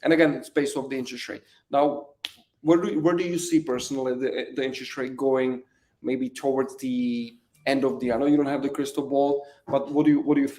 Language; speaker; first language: English; native; English